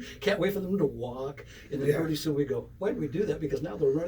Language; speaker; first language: English; native; English